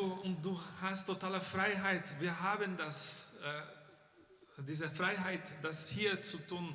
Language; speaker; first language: German; non-native, fluent; Portuguese